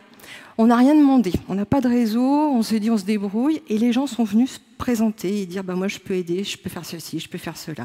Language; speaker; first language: French; native; French